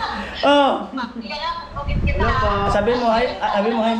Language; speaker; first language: Filipino; native; Filipino